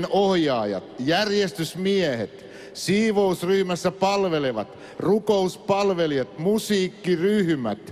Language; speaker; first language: Finnish; native; Finnish